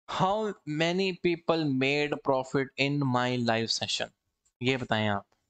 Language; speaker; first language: Hindi; native; Hindi